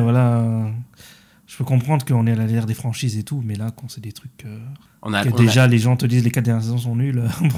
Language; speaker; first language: French; native; French